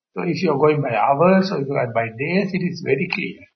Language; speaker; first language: English; non-native, local second language; Sinhala